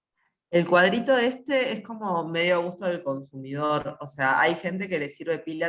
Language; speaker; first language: Spanish; native; Spanish